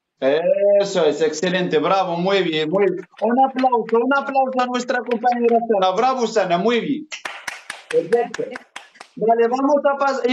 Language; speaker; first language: Spanish; non-native, fluent; Arabic